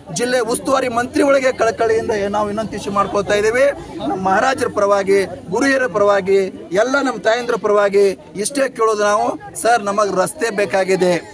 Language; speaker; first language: Kannada; non-native, local second language; Lambadi